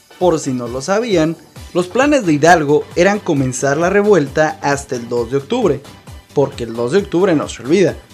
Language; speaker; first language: Spanish; native; Spanish